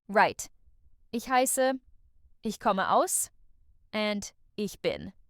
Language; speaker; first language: German; non-native, learner; English